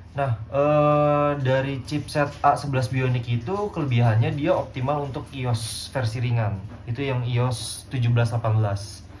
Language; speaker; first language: Indonesian; native; Indonesian